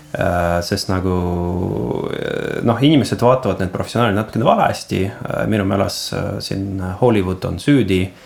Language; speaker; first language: Estonian; non-native, local second language; Russian